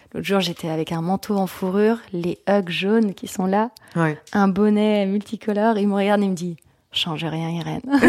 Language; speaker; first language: French; native; French